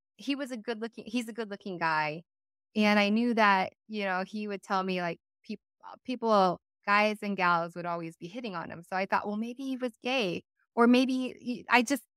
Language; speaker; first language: English; native; English